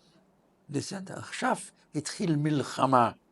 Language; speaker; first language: Hebrew; non-native, fluent; Dutch